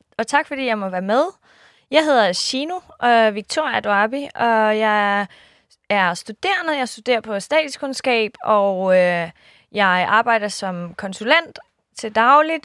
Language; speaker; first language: Danish; early bilingual, other home language; Kurdish